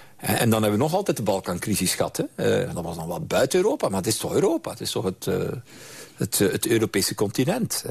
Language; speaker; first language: Dutch; native; Dutch